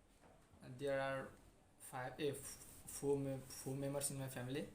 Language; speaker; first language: English; non-native, learner; Nepali